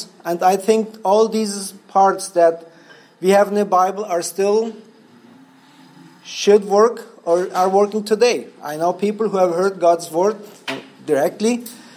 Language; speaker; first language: English; non-native, fluent; Spanish